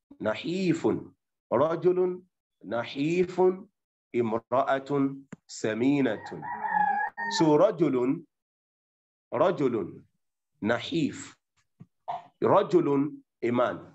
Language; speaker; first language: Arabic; non-native, fluent; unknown